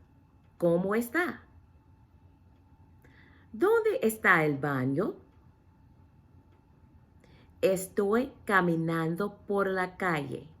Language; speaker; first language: Spanish; non-native, fluent; English